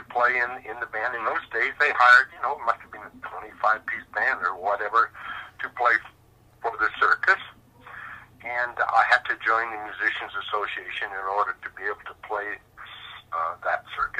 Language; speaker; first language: English; native; English